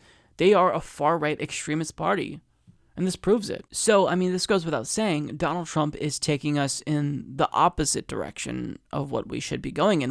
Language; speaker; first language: English; native; English